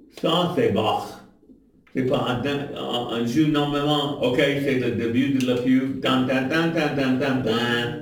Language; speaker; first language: French; non-native, fluent; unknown